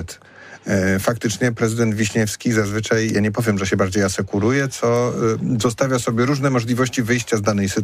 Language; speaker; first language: Polish; native; Polish